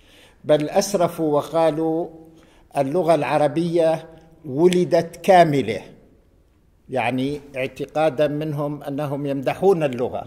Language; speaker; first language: Arabic; native; Arabic